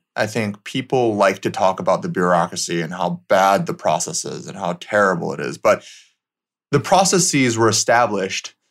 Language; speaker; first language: English; native; English